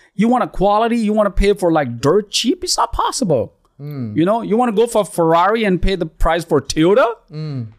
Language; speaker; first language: English; non-native, local second language; Punjabi